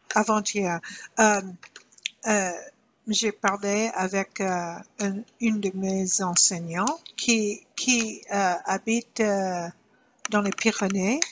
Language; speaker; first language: French; non-native, learner; English